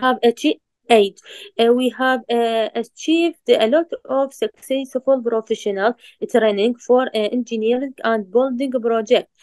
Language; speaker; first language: English; non-native, learner; Arabic